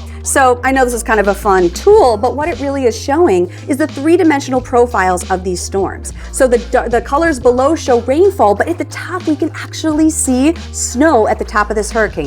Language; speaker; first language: English; native; English